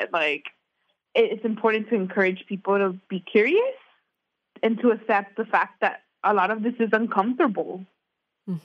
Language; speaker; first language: English; native; English